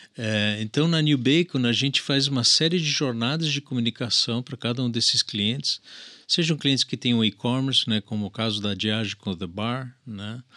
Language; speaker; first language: Portuguese; early bilingual, other home language; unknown